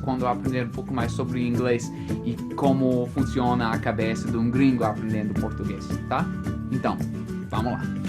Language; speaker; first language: Portuguese; non-native, fluent; English